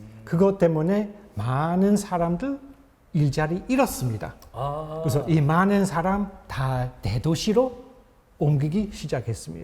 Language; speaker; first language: Korean; non-native, fluent; English